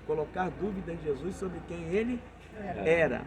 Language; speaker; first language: Portuguese; native; Portuguese